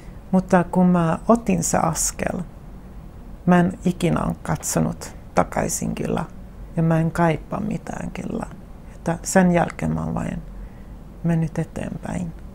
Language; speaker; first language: Finnish; non-native, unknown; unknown